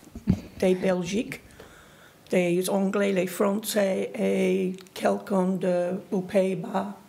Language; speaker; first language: French; non-native, learner; English